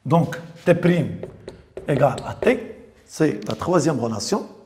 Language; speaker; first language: French; non-native, local second language; Arabic